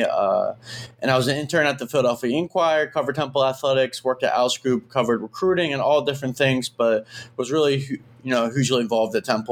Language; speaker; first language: English; native; English